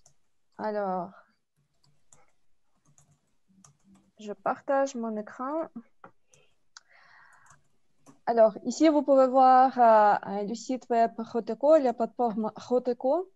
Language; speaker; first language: French; non-native, fluent; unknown